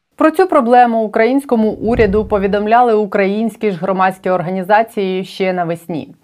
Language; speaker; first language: Ukrainian; native; Ukrainian